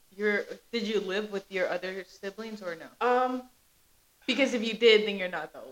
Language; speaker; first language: English; early bilingual, other home language; Spanish